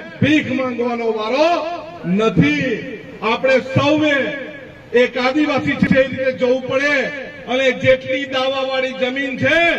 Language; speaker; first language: Gujarati; native; Gujarati